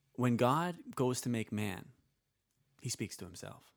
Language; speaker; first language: English; early bilingual, other home language; Icelandic